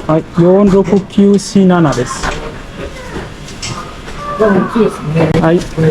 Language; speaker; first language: Japanese; non-native, learner; Nepali